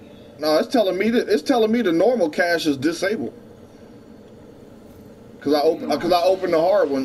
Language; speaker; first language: English; native; English